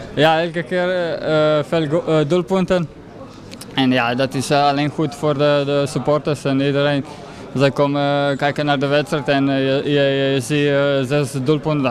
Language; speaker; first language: Dutch; non-native, learner; Slovenian